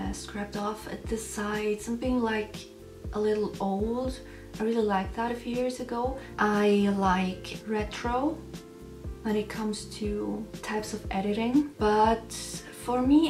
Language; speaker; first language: English; non-native, fluent; German